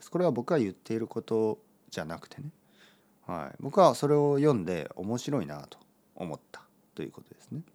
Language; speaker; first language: Japanese; native; Japanese